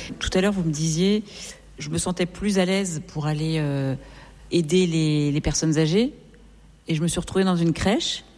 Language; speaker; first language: French; native; French